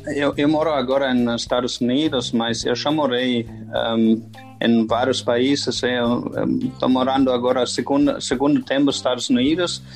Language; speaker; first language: Portuguese; non-native, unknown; German